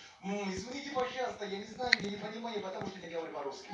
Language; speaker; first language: Russian; non-native, learner; Mongolian